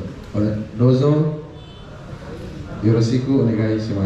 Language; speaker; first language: Japanese; non-native, learner; Indonesian